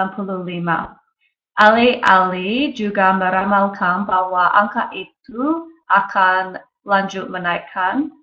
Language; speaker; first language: Indonesian; non-native, learner; English